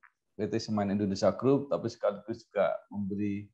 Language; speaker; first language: Indonesian; native; Indonesian